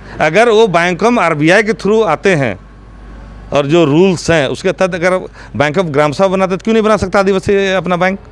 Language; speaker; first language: Hindi; non-native, local second language; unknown